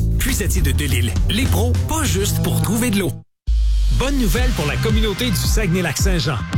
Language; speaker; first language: French; native; French